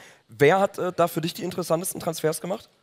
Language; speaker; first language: German; native; German